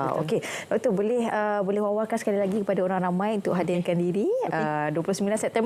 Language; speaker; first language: Malay; native; Malay